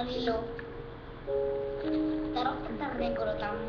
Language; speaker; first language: Hebrew; early bilingual, other home language; Russian